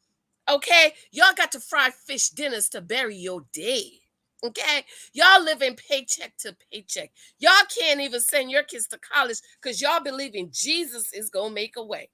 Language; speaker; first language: English; native; English